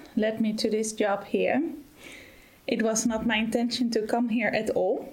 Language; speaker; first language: English; non-native, fluent; Dutch